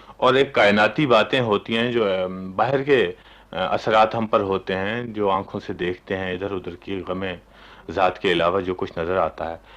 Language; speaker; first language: Urdu; non-native, local second language; Pashto